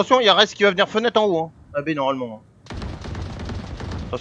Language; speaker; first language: French; native; French